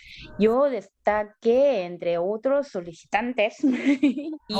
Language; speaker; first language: Spanish; non-native, learner; Korean